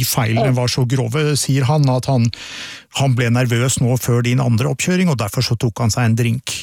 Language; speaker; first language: Norwegian; native; Norwegian